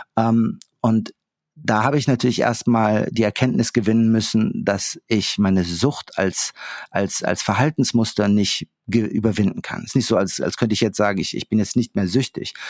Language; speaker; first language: German; early bilingual, other home language; Arabic